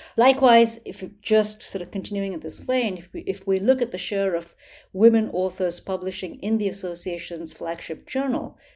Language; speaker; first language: English; non-native, local second language; Hindi